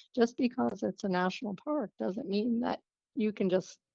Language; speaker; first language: English; native; English